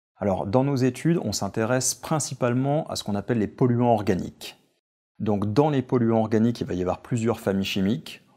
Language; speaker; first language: French; native; French